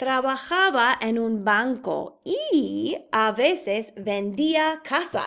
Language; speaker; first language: Spanish; non-native, fluent; English